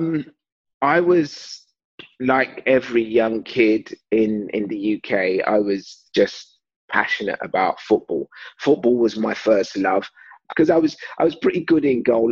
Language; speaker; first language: English; native; English